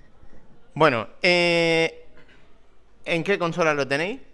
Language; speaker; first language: Spanish; native; Spanish